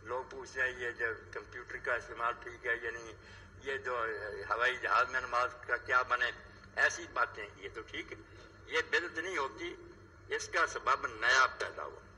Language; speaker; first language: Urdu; non-native, local second language; Punjabi